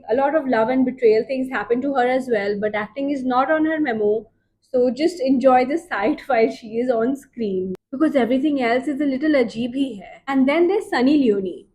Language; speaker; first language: English; non-native, local second language; Hindi